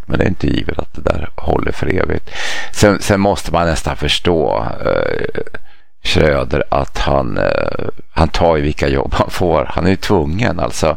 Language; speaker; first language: Swedish; native; Swedish